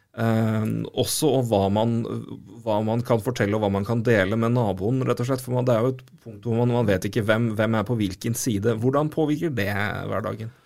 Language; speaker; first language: Norwegian; native; Norwegian